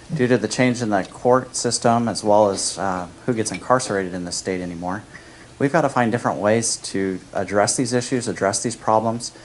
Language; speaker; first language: English; native; English